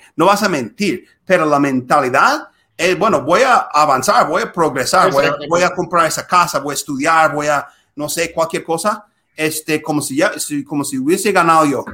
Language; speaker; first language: Spanish; non-native, fluent; English